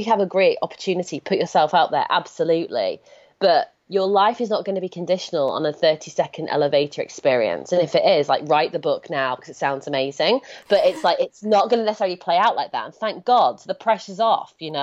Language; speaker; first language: English; native; English